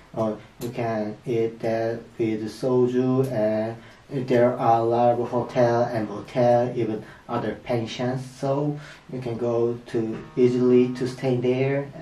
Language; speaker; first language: English; non-native, learner; Korean